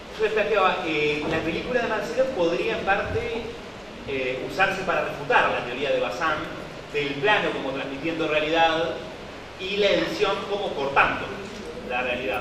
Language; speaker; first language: Spanish; native; Spanish